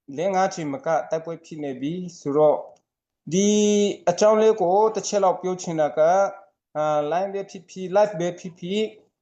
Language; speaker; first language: Burmese; non-native, local second language; Hakha Chin